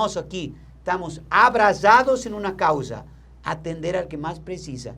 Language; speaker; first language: Portuguese; non-native, learner; Spanish